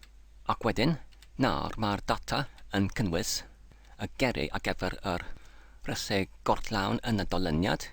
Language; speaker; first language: Welsh; non-native, learner; English